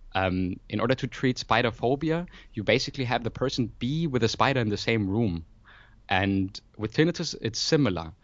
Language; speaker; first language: English; non-native, fluent; German